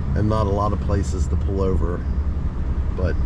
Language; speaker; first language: English; native; English